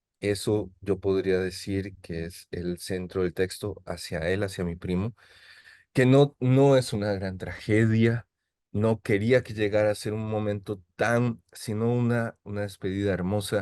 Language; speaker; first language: Spanish; native; Spanish